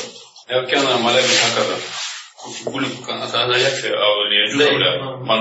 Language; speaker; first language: Arabic; non-native, learner; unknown